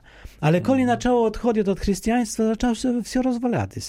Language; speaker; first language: Polish; non-native, fluent; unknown